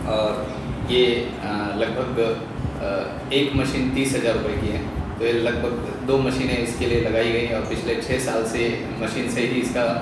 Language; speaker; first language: Hindi; non-native, local second language; Marathi